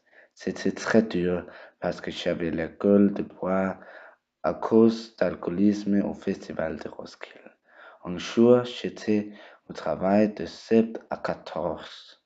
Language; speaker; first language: French; non-native, learner; Danish